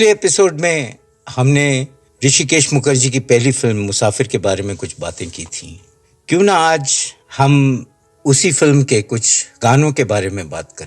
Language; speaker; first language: Hindi; native; Hindi